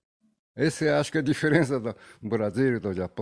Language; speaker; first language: Portuguese; non-native, learner; Japanese